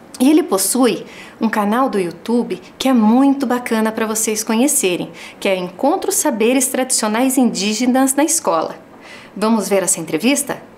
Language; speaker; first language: Portuguese; native; Portuguese